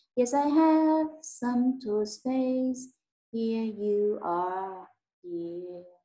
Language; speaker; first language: English; non-native, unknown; Vietnamese